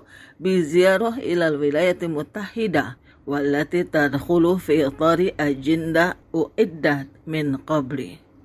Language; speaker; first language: Arabic; non-native, fluent; Indonesian